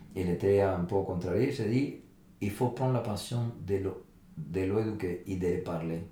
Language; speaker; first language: French; non-native, fluent; Spanish